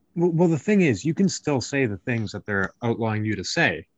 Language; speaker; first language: English; native; English